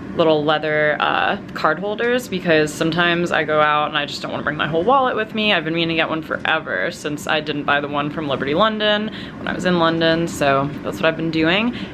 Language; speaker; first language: English; native; English